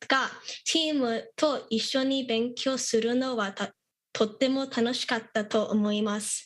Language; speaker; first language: Japanese; non-native, learner; English